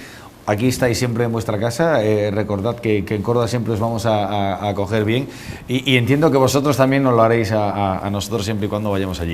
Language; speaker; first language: Spanish; native; Spanish